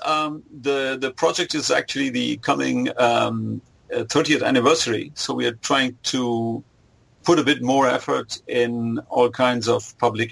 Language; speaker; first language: English; non-native, local second language; German